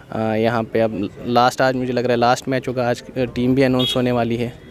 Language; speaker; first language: Hindi; native; Hindi